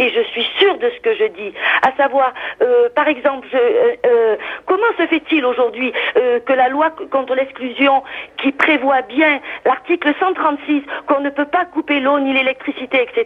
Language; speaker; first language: French; native; French